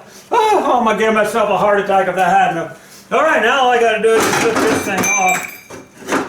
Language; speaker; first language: English; native; English